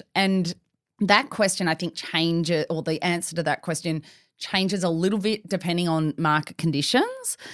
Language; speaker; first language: English; native; English